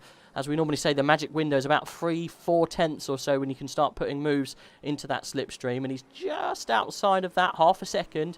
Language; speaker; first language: English; native; English